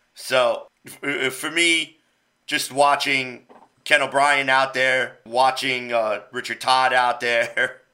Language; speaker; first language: English; native; English